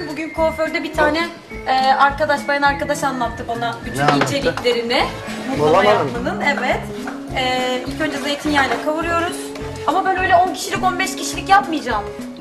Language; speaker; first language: Turkish; native; Turkish